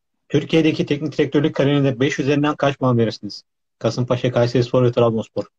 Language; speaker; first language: Turkish; native; Turkish